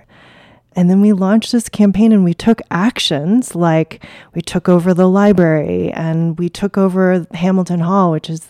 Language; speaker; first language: English; early bilingual, other home language; Chinese